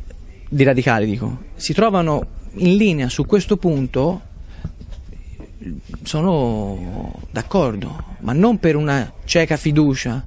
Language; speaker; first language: Italian; native; Italian